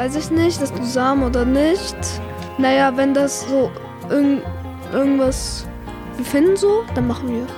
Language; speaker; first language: German; non-native, learner; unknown